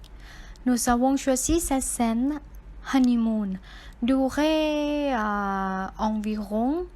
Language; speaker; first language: French; non-native, learner; Thai